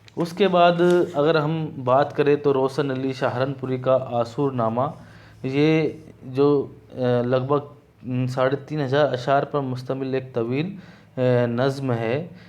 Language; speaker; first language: Urdu; native; Urdu